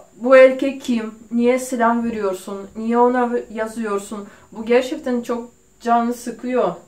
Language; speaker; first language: Turkish; non-native, fluent; Russian